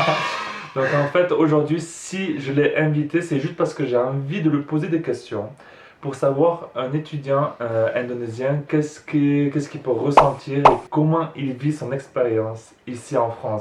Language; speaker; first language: French; native; French